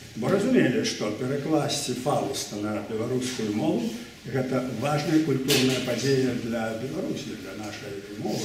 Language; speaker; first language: Belarusian; native; Belarusian